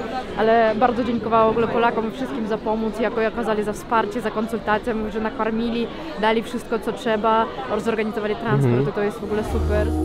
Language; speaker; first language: Polish; non-native, fluent; Ukrainian